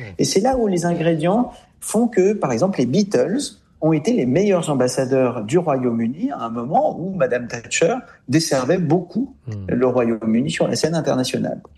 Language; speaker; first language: French; native; French